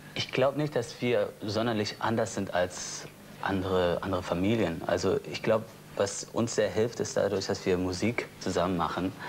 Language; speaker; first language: German; non-native, fluent; English